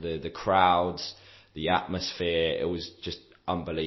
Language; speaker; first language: English; native; English